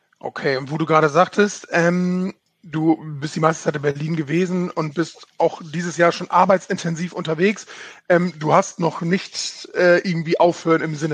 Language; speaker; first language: German; native; German